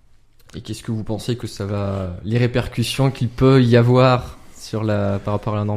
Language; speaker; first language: French; native; French